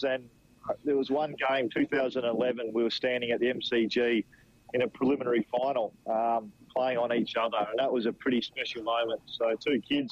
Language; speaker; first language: English; native; English